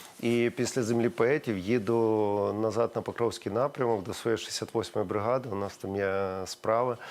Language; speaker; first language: Ukrainian; non-native, local second language; Russian